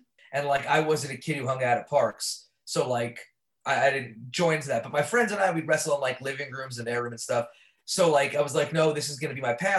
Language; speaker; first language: English; native; English